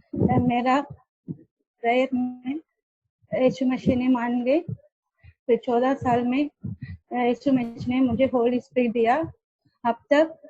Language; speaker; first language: Hindi; non-native, local second language; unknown